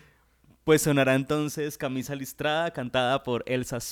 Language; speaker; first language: Spanish; native; Spanish